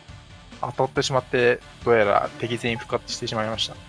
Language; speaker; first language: Japanese; native; Japanese